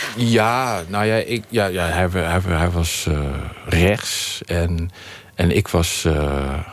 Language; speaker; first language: Dutch; native; Dutch